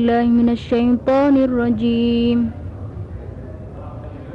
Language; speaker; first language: Arabic; non-native, learner; Indonesian